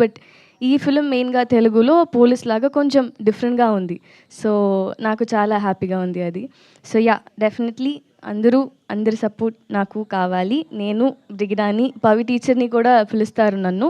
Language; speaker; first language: Telugu; non-native, learner; Tamil